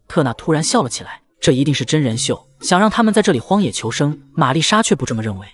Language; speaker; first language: Chinese; native; Chinese